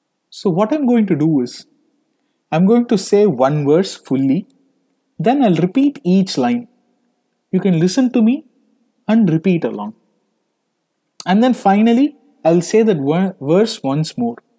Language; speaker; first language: English; non-native, local second language; Tamil